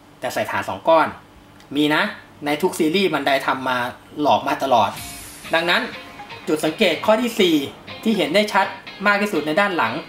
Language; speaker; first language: Thai; native; Thai